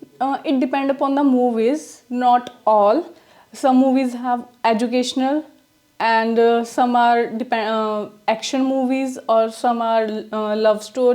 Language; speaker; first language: English; non-native, learner; Punjabi